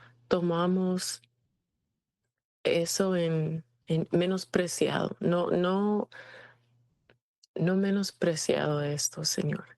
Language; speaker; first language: Spanish; non-native, fluent; English